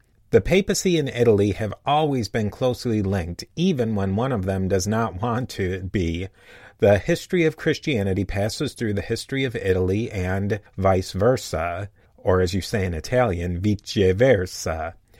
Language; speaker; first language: English; native; English